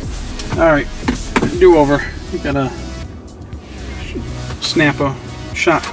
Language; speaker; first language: English; native; English